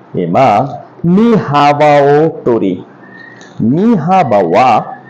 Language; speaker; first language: Japanese; non-native, learner; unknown